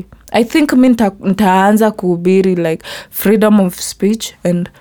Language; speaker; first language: English; non-native, local second language; Meru